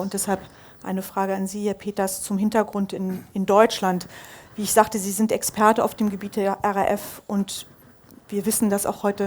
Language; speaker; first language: German; native; German